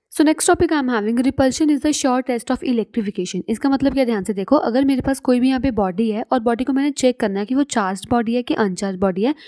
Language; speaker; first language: Hindi; native; Hindi